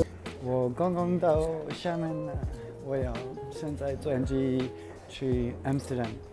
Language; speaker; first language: Chinese; non-native, fluent; French